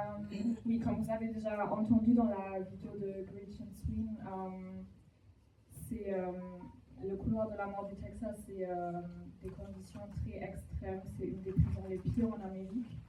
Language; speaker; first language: French; non-native, fluent; German